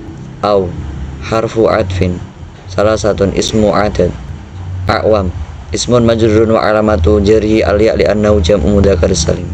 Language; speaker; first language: Arabic; non-native, learner; Indonesian